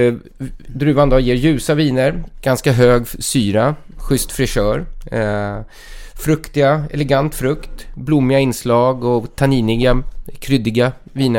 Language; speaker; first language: Swedish; native; Swedish